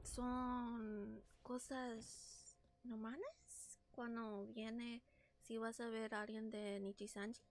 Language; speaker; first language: Spanish; early bilingual, heritage; Spanish